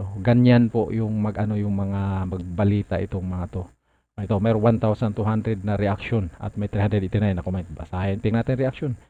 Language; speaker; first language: Filipino; non-native, local second language; Cebuano